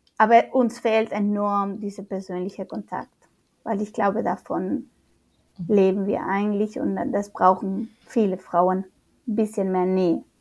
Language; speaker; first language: German; non-native, fluent; Spanish